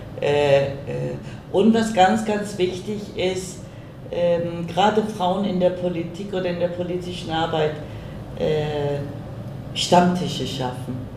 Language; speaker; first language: German; early bilingual, other home language; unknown